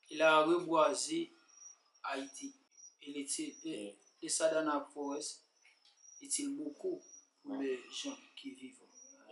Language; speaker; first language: French; non-native, local second language; Haitian Creole